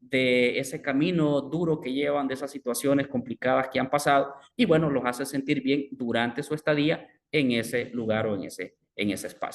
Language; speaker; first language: Spanish; native; Spanish